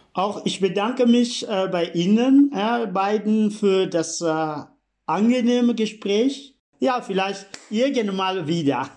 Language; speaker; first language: German; non-native, fluent; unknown